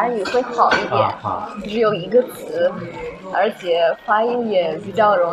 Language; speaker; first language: Chinese; non-native, fluent; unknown